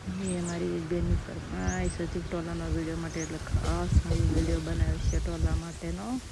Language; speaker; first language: Gujarati; native; Gujarati